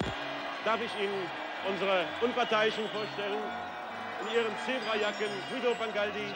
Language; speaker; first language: German; native; German